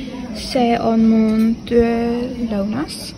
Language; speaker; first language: Finnish; non-native, learner; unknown